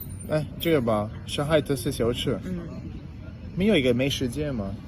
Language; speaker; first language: Chinese; non-native, fluent; Italian